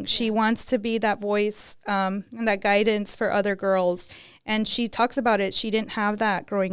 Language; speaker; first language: English; early bilingual, other home language; Spanish